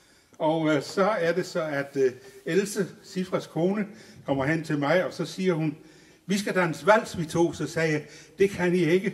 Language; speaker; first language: Danish; native; Danish